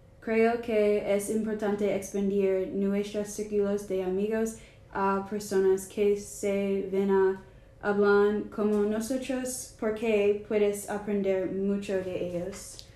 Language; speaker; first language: Spanish; non-native, learner; English